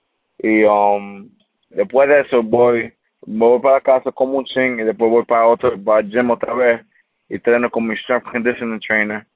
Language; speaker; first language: Spanish; early bilingual, heritage; English